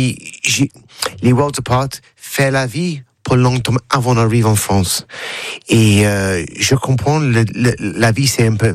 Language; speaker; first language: French; non-native, learner; English